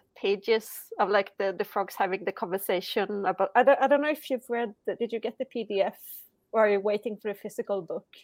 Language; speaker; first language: English; non-native, fluent; Swedish